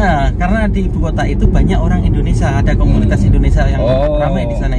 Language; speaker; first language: Indonesian; native; Indonesian